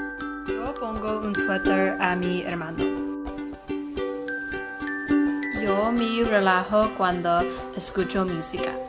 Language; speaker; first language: Spanish; non-native, learner; English